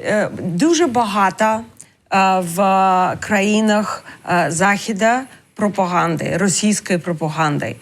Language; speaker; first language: Ukrainian; non-native, learner; English